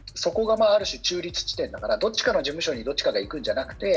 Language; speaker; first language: Japanese; native; Japanese